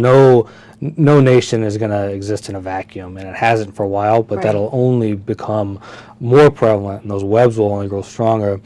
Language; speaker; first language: English; early bilingual, other home language; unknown